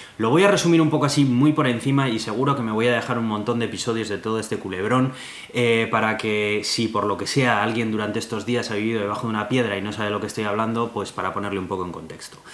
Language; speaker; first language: Spanish; native; Spanish